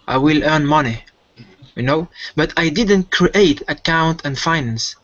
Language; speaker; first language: English; non-native, fluent; French